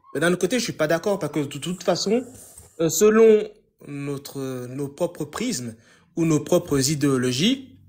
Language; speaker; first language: French; native; French